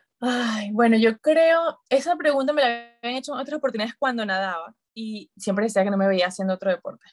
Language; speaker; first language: Spanish; native; Spanish